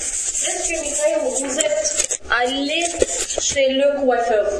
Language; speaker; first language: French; non-native, fluent; Russian